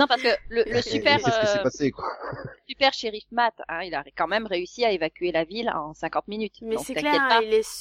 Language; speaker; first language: French; native; French